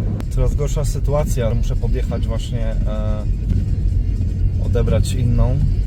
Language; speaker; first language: Polish; native; Polish